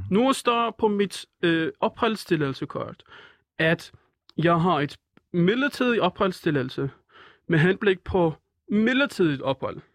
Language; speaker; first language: Danish; non-native, fluent; Persian